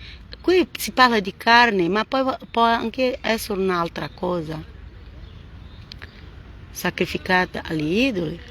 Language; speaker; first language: Italian; non-native, fluent; Portuguese